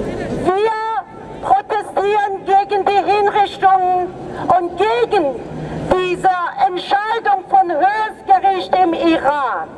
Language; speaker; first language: German; non-native, fluent; Persian